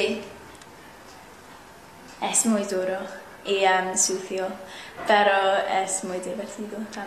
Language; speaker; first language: Spanish; non-native, learner; English